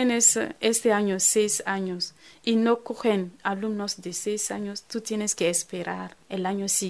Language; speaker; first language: Spanish; non-native, fluent; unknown